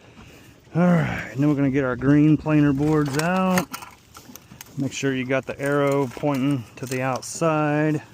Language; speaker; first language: English; native; English